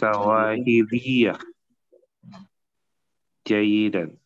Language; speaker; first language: Arabic; non-native, learner; Indonesian